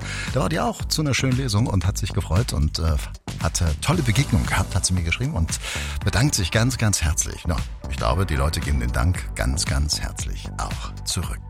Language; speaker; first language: German; native; German